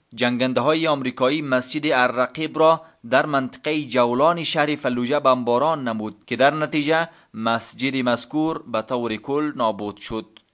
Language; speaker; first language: Persian; native; Persian